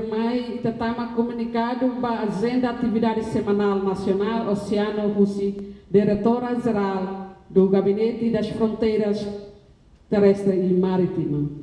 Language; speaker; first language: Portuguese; non-native, local second language; Tetum